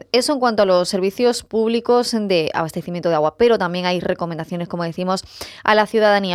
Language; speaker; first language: Spanish; native; Spanish